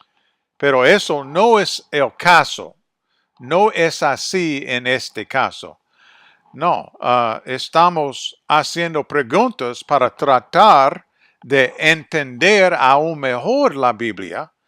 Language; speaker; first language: Spanish; non-native, fluent; English